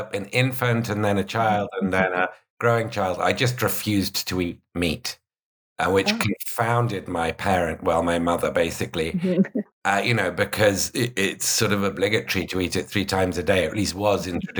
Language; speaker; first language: English; native; English